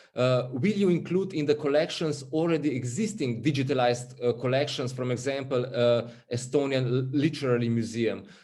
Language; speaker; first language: English; non-native, fluent; Slovenian